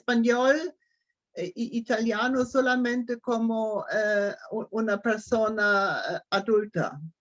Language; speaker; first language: Spanish; non-native, learner; German